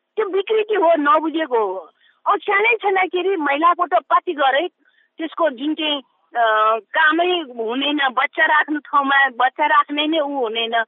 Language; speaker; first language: Nepali; non-native, local second language; Newari